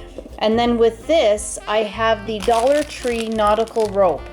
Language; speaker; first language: English; native; English